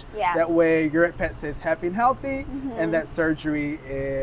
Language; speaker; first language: English; native; English